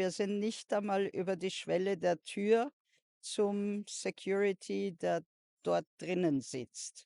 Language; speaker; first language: German; non-native, fluent; French